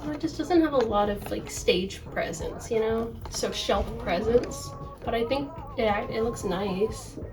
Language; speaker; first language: English; native; English